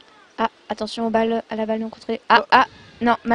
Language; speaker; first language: French; native; French